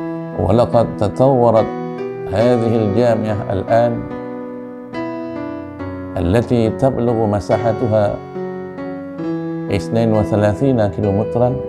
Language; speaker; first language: Arabic; non-native, fluent; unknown